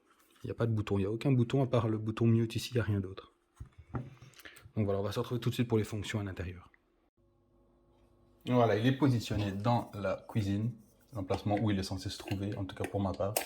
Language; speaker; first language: French; native; French